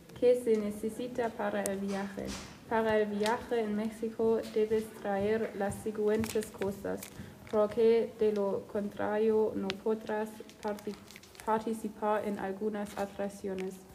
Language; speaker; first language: Spanish; non-native, learner; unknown